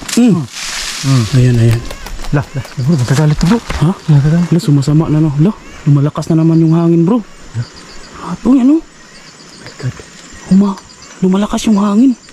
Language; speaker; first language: Filipino; native; Filipino